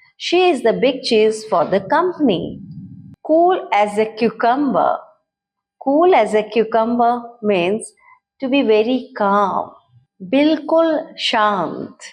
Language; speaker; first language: Hindi; native; Hindi